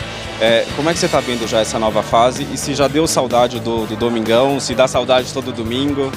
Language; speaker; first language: Portuguese; native; Portuguese